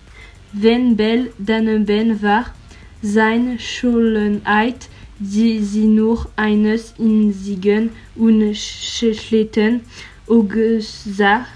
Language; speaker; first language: German; non-native, learner; French